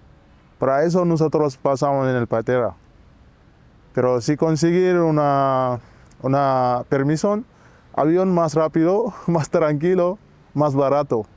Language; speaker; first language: Spanish; non-native, learner; Wolof